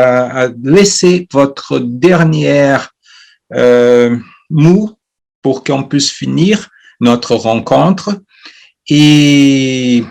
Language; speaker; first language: French; non-native, fluent; Portuguese